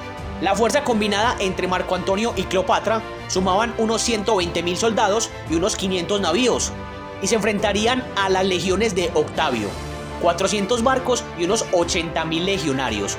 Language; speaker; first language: Spanish; native; Spanish